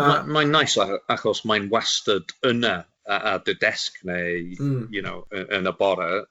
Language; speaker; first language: Welsh; non-native, local second language; English